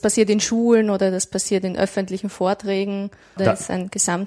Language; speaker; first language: German; native; German